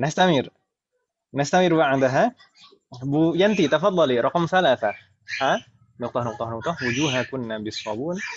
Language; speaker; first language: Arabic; non-native, fluent; Indonesian